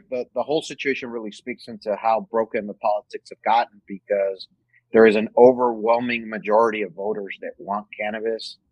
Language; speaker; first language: English; non-native, fluent; Spanish